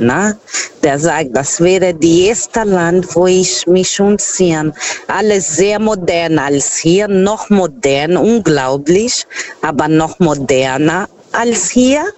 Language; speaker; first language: German; non-native, fluent; Portuguese